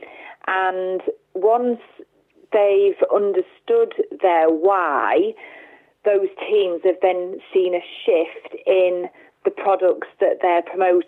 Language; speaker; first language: English; native; English